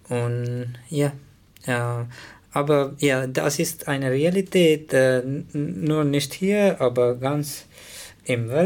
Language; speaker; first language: German; non-native, learner; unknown